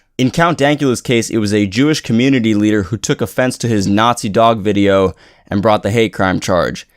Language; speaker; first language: English; native; English